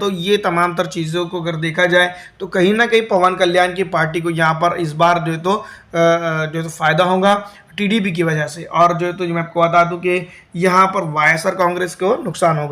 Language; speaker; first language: Hindi; native; Hindi